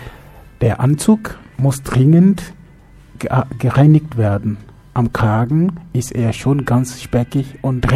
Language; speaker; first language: German; non-native, fluent; French